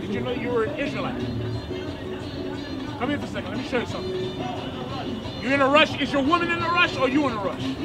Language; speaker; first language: English; native; English